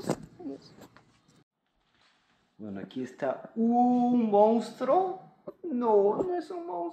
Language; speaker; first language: Spanish; native; Spanish